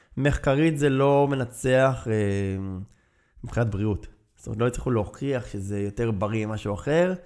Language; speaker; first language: Hebrew; native; Hebrew